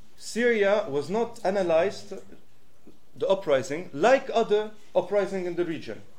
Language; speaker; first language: English; non-native, fluent; French